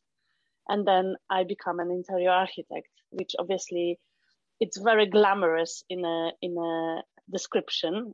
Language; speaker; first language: English; non-native, fluent; Polish